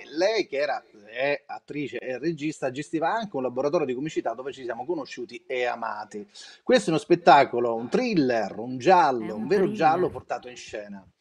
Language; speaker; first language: Italian; native; Italian